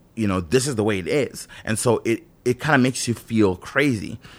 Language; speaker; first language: English; non-native, local second language; Shona